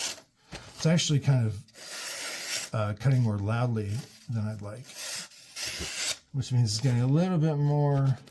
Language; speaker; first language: English; native; English